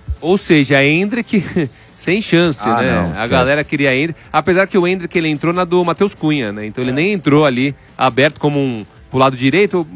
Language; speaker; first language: Portuguese; native; Portuguese